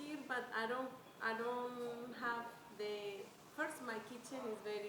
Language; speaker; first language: English; non-native, fluent; Spanish